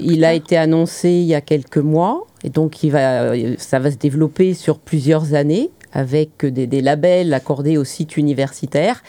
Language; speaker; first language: French; native; French